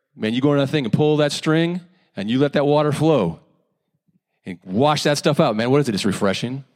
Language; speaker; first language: English; native; English